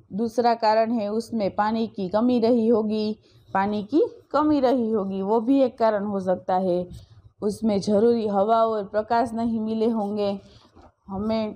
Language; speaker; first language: Hindi; non-native, local second language; Gujarati